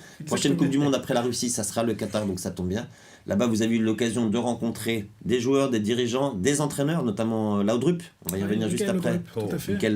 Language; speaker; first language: French; native; French